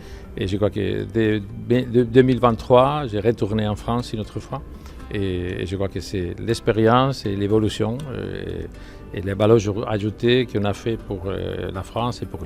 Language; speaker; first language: French; non-native, fluent; Spanish